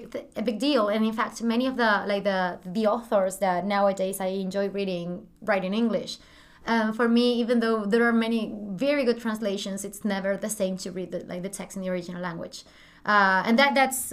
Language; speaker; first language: English; non-native, fluent; Spanish